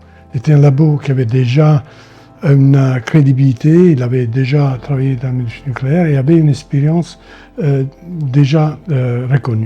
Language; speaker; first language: French; non-native, fluent; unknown